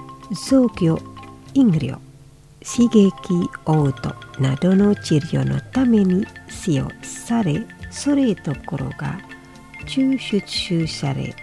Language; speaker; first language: Japanese; non-native, fluent; Indonesian